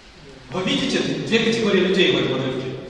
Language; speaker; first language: Russian; native; Russian